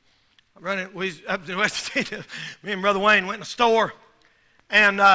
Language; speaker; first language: English; native; English